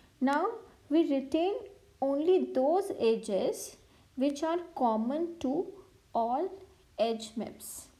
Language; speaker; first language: English; non-native, local second language; Hindi